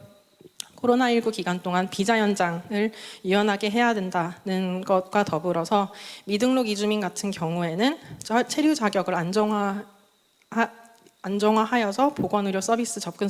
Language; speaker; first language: Korean; native; Korean